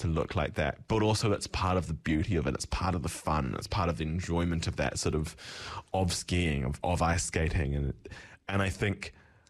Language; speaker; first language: English; native; English